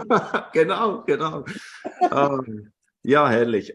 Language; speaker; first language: German; native; German